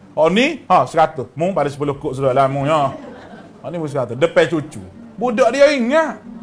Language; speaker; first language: Malay; native; Malay